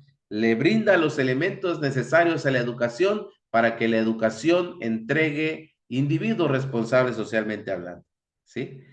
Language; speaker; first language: Spanish; native; Spanish